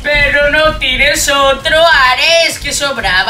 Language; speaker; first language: Spanish; native; Spanish